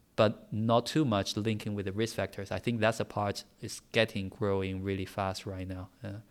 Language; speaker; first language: English; non-native, fluent; Chinese